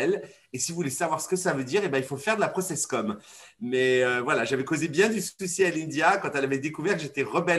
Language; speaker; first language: French; native; French